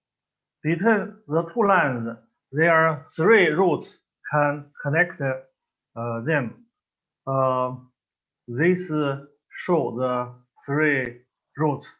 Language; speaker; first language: English; non-native, learner; Chinese